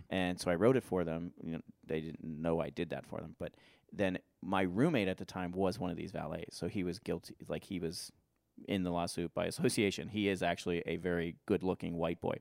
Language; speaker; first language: English; native; English